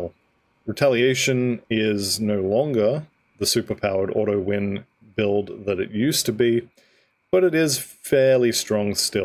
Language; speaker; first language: English; native; English